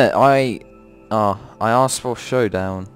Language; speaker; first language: English; native; English